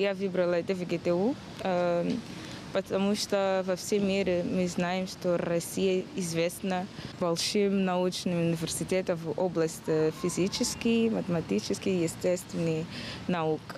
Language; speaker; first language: Russian; non-native, learner; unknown